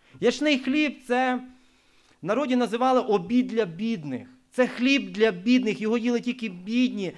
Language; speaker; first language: Ukrainian; non-native, local second language; Russian